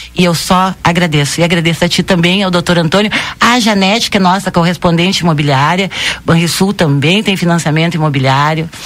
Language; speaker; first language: Portuguese; native; Portuguese